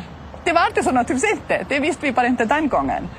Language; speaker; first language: Swedish; non-native, fluent; Icelandic